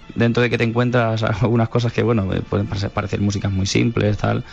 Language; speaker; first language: Spanish; native; Spanish